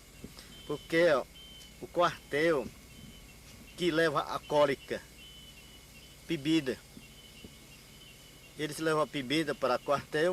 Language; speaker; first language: Portuguese; non-native, local second language; Yanomámi